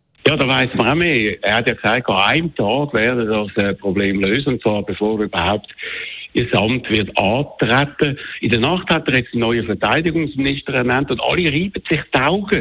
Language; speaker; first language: German; native; German